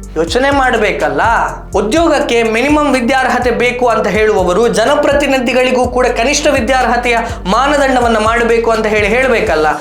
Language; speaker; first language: Kannada; native; Kannada